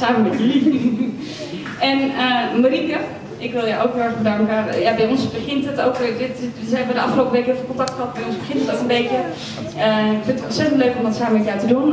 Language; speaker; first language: Dutch; native; Dutch